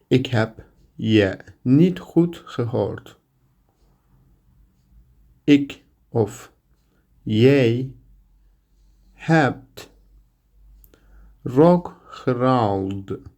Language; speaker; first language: Dutch; non-native, learner; Turkish